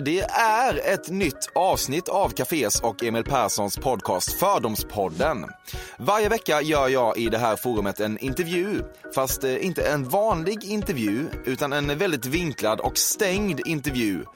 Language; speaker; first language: Swedish; native; Swedish